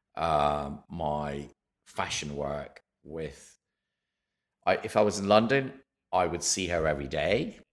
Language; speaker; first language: English; native; English